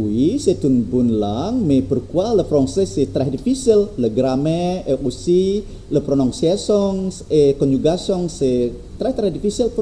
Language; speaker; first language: French; non-native, learner; Indonesian